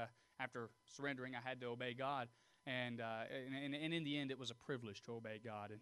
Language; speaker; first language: English; native; English